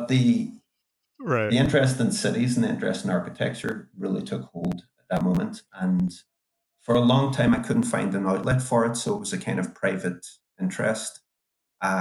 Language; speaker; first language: English; native; English